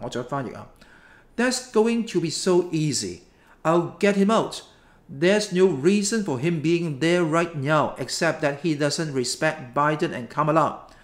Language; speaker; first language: English; non-native, local second language; Cantonese